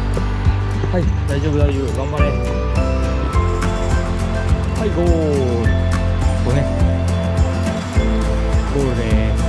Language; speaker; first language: Japanese; native; Japanese